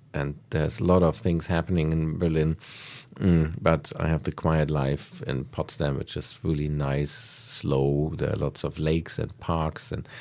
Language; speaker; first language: English; non-native, fluent; German